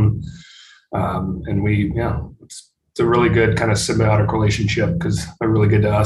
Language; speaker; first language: English; native; English